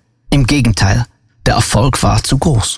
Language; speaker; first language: German; native; German